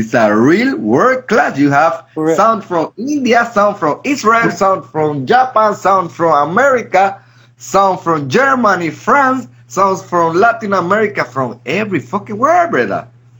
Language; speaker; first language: English; non-native, local second language; Spanish